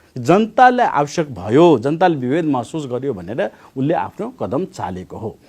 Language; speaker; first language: Nepali; non-native, local second language; Maithili